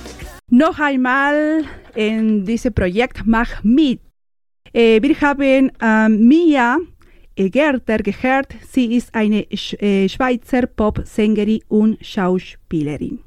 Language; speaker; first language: German; non-native, learner; Spanish